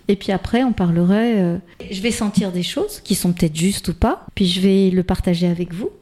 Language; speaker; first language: French; native; French